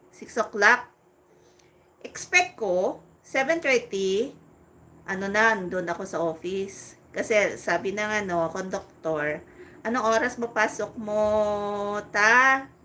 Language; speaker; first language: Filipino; non-native, local second language; Hiligaynon